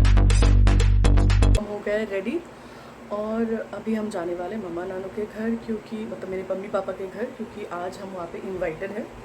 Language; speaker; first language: Hindi; non-native, local second language; Bangla